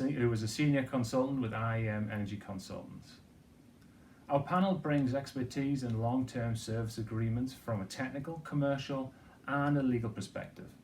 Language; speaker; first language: English; native; English